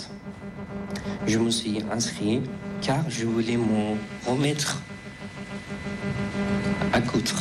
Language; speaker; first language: French; non-native, fluent; Persian